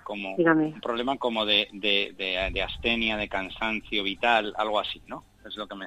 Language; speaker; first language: Spanish; native; Spanish